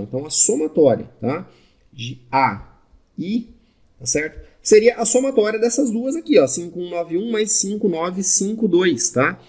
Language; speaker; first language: Portuguese; native; Portuguese